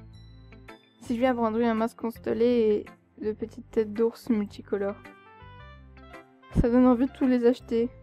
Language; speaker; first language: French; native; French